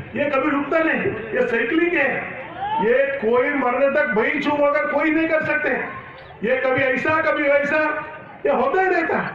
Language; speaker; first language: Hindi; non-native, local second language; Kannada